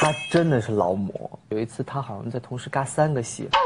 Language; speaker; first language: Chinese; native; Chinese